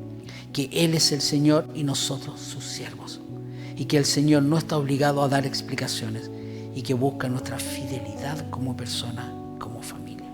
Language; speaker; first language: Spanish; native; Spanish